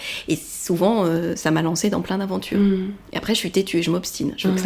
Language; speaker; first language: French; native; French